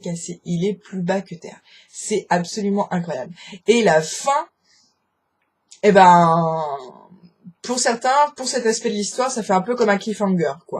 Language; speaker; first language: French; native; French